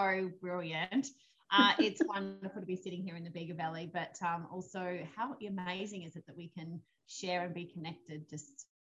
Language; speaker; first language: English; native; English